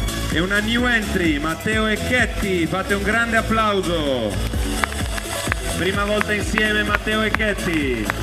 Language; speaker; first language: Italian; native; Italian